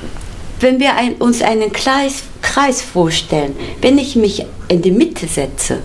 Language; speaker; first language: German; non-native, fluent; Korean